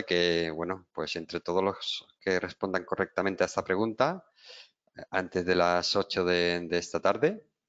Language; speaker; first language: Spanish; native; Spanish